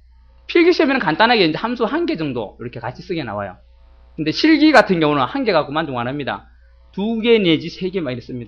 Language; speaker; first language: Korean; native; Korean